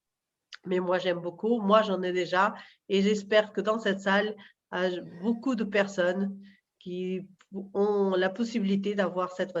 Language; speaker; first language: French; non-native, fluent; Portuguese